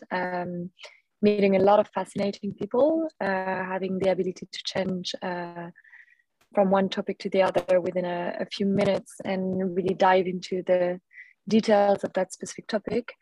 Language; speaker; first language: English; non-native, fluent; French